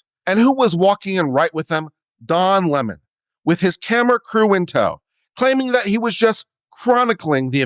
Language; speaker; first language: English; native; English